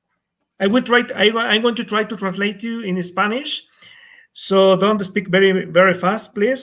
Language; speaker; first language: English; non-native, fluent; Spanish